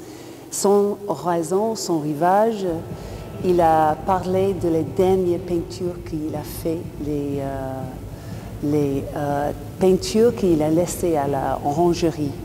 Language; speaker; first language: French; non-native, fluent; English